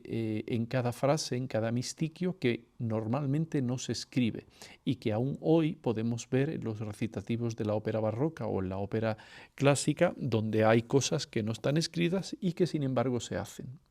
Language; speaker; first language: Spanish; native; Spanish